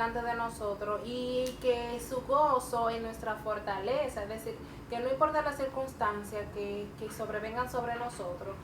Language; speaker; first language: Spanish; native; Spanish